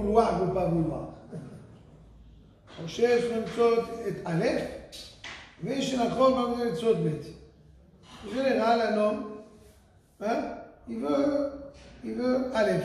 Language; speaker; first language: French; native; French